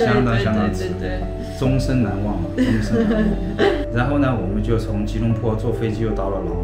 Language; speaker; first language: Chinese; native; Chinese